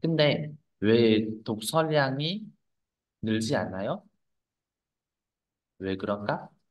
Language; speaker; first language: Korean; non-native, fluent; Vietnamese